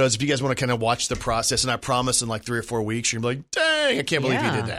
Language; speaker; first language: English; native; English